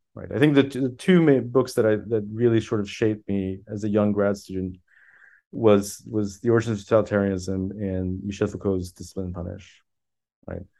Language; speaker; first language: English; early bilingual, other home language; French